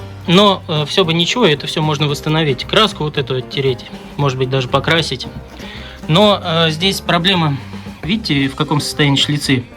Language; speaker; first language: Russian; native; Russian